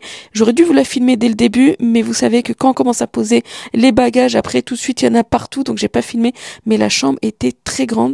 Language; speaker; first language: French; early bilingual, other home language; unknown